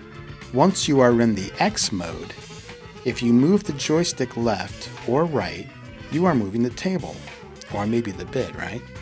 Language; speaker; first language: English; native; English